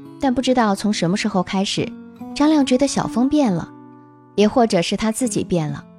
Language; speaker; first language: Chinese; native; Chinese